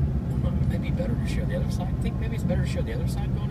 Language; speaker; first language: English; native; English